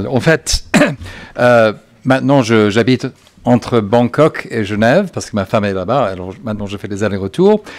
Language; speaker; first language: French; non-native, fluent; English